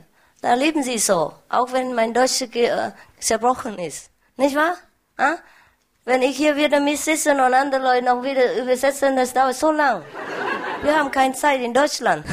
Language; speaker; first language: German; non-native, learner; Vietnamese